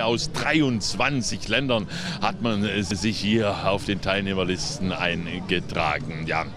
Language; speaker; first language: German; native; German